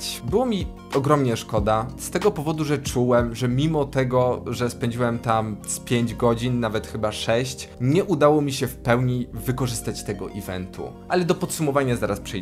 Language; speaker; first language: Polish; native; Polish